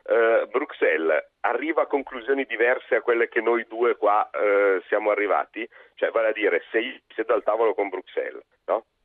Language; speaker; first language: Italian; native; Italian